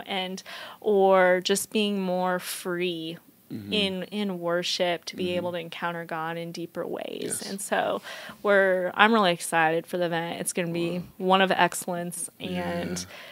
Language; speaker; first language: English; native; English